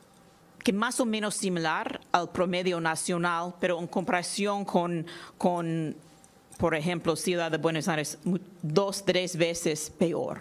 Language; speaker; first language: Spanish; non-native, fluent; English